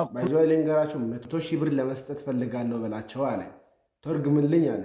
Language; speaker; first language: Amharic; non-native, local second language; Wolaytta